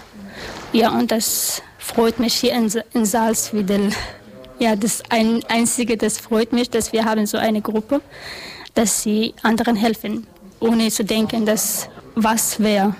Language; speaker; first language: German; non-native, learner; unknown